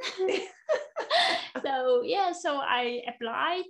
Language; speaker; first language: English; non-native, fluent; Vietnamese